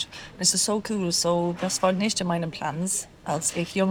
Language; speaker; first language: German; non-native, learner; English